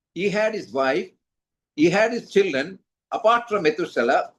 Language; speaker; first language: English; non-native, local second language; Telugu